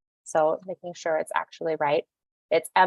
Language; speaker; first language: English; native; English